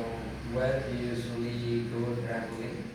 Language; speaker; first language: English; non-native, fluent; Indonesian